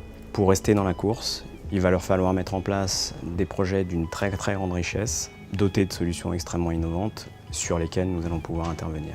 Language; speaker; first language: French; native; French